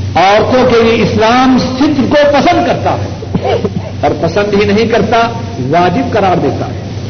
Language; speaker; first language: Urdu; non-native, local second language; Punjabi